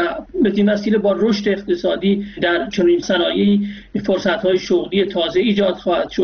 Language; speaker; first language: Persian; native; Persian